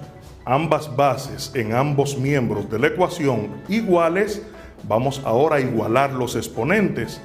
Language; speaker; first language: Spanish; native; Spanish